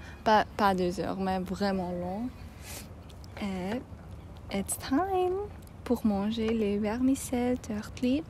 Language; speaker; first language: French; non-native, learner; English